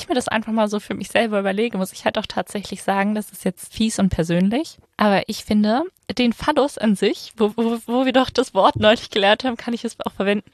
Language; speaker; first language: German; native; German